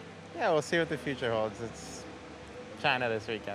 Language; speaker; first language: English; native; English